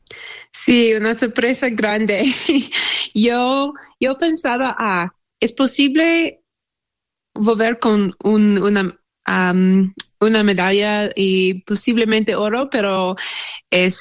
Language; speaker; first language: Spanish; non-native, learner; English